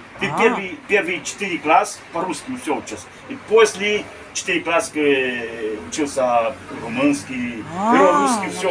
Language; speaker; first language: Russian; early bilingual, heritage; Russian